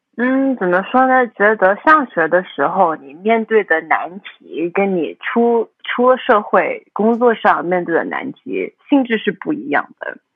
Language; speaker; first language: Chinese; early bilingual, heritage; Chinese